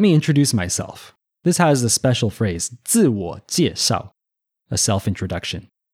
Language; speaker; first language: English; native; English